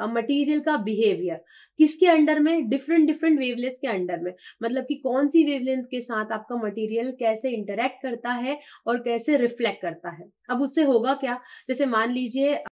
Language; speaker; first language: Hindi; native; Hindi